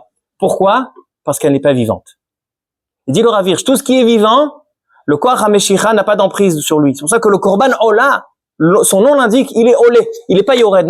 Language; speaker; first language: French; native; French